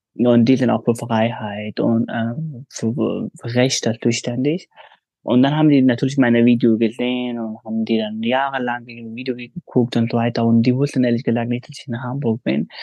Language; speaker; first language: German; non-native, fluent; Pashto